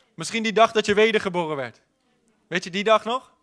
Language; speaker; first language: Dutch; native; Dutch